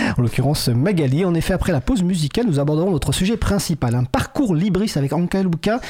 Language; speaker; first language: French; native; French